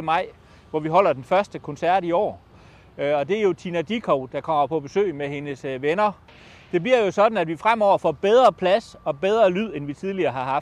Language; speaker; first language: Danish; native; Danish